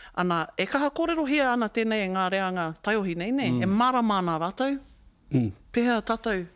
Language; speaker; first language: Māori; non-native, local second language; English